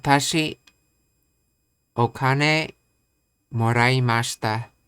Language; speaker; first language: Japanese; non-native, learner; English